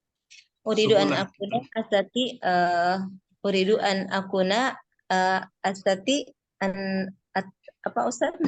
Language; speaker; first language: Arabic; non-native, learner; Indonesian